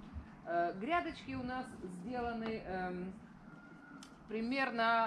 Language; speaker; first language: Russian; native; Russian